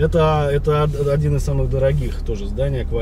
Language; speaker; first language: Russian; native; Russian